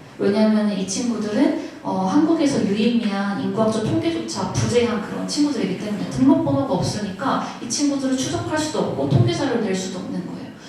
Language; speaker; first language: Korean; early bilingual, other home language; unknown